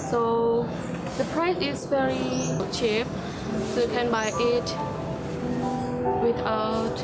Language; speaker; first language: English; non-native, learner; Indonesian